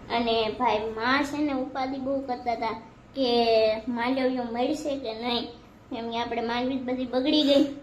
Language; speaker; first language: Gujarati; native; Gujarati